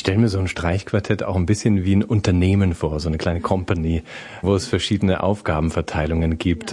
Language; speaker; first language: German; native; German